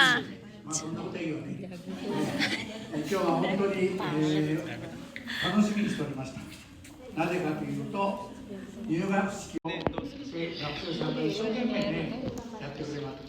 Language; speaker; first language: Japanese; native; Japanese